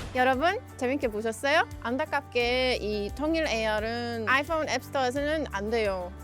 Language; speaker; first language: Korean; non-native, fluent; Finnish